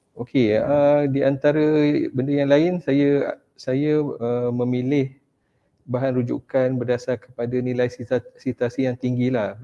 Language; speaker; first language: Malay; native; Malay